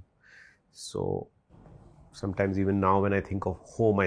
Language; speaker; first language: English; non-native, local second language; Hindi